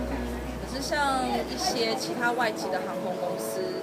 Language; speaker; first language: Chinese; native; Chinese